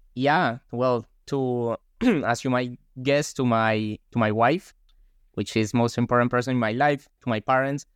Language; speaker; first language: English; non-native, fluent; Spanish